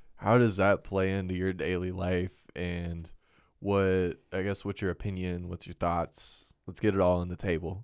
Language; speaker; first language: English; native; English